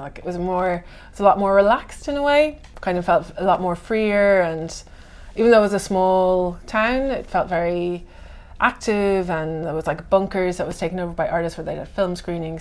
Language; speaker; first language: English; native; English